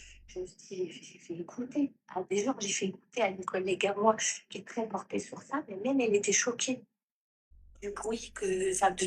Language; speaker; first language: French; native; French